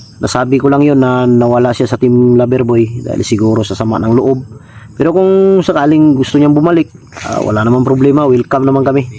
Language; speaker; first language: Filipino; non-native, local second language; Cebuano